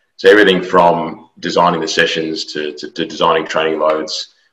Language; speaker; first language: English; native; English